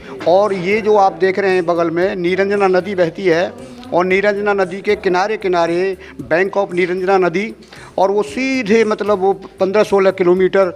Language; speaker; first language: Hindi; native; Hindi